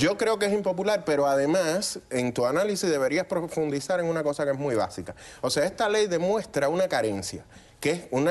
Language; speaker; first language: Spanish; native; Spanish